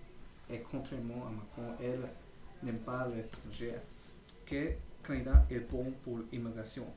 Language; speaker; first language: French; non-native, learner; English